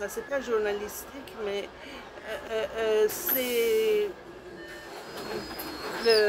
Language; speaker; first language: French; non-native, learner; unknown